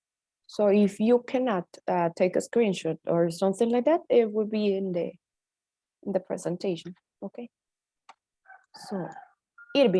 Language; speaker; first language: English; non-native, fluent; Spanish